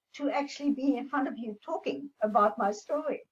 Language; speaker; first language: English; non-native, local second language; German